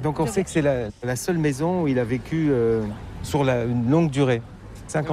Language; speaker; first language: French; native; French